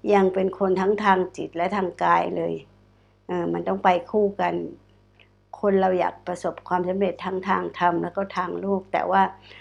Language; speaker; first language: Thai; non-native, local second language; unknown